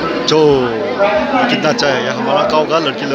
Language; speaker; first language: Hindi; non-native, local second language; Tangkhul Naga (India)